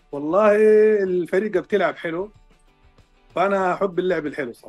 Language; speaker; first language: Arabic; native; Arabic